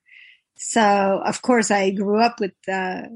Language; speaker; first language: English; non-native, fluent; French